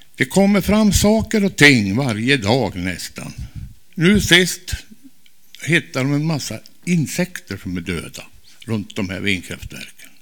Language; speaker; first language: Swedish; native; Swedish